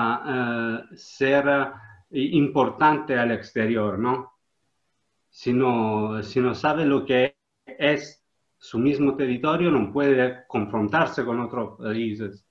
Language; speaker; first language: Spanish; non-native, learner; Italian